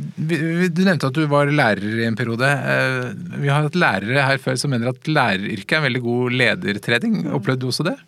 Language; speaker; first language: Norwegian; native; Norwegian